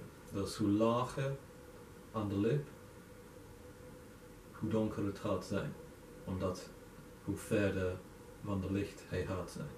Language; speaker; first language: Dutch; non-native, fluent; English